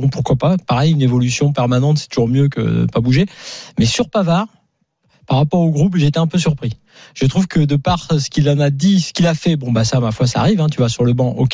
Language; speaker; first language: French; native; French